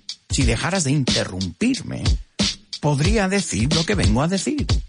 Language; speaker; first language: Spanish; early bilingual, heritage; Spanish